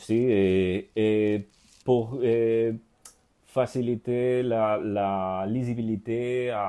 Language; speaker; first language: French; non-native, learner; Spanish